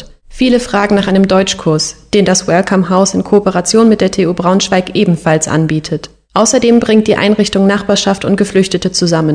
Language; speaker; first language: German; native; German